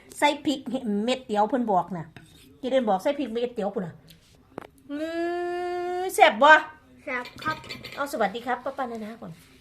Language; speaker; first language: Thai; native; Thai